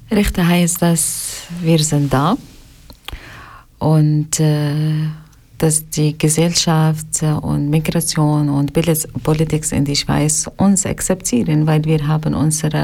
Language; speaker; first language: German; non-native, learner; Arabic